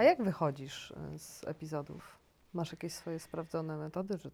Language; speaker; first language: Polish; native; Polish